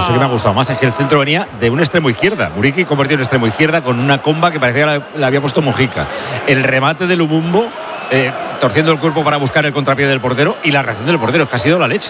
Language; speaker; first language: Spanish; native; Spanish